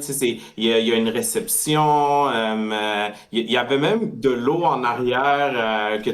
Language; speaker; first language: French; native; French